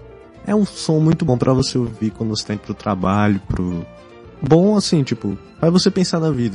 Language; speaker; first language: Portuguese; native; Portuguese